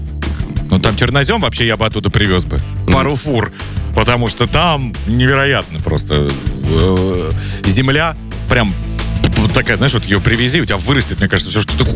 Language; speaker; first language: Russian; native; Russian